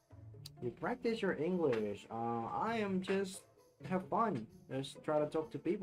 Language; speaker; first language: English; non-native, fluent; Indonesian